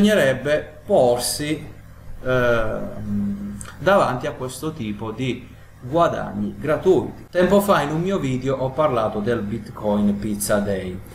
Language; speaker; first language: Italian; native; Italian